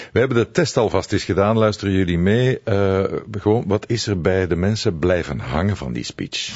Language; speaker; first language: Dutch; native; Dutch